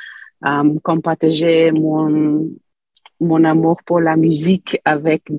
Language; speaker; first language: French; non-native, fluent; English